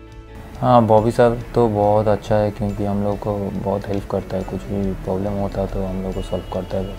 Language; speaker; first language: Hindi; non-native, local second language; Bangla